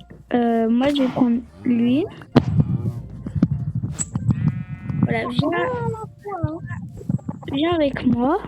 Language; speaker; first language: French; native; French